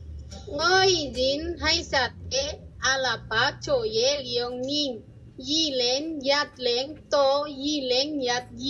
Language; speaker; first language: Chinese; non-native, learner; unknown